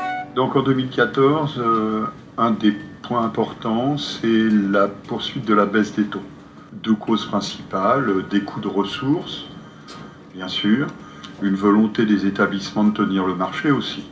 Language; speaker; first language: French; native; French